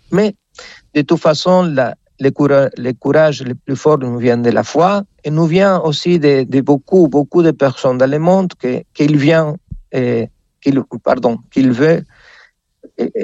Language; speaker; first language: French; non-native, fluent; Spanish